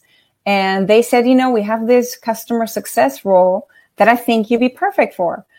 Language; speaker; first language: English; non-native, fluent; Spanish